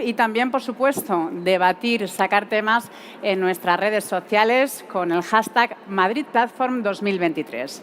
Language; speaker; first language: Spanish; native; Spanish